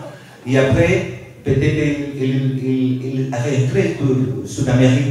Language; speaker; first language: French; non-native, learner; Spanish